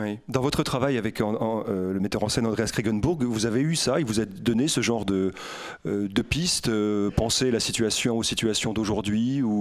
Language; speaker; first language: French; native; French